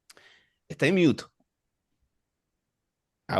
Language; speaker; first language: Spanish; native; Spanish